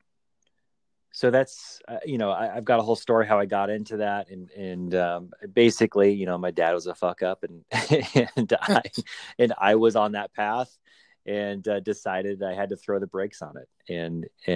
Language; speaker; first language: English; native; English